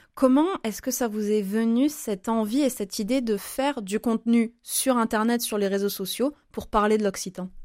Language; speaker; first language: French; native; French